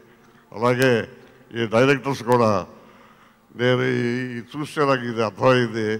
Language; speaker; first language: Telugu; native; Telugu